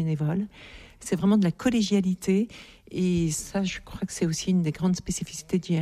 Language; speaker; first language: French; native; French